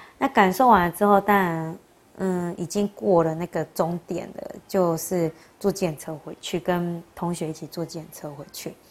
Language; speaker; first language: Chinese; native; Chinese